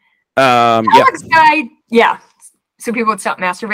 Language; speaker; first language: English; native; English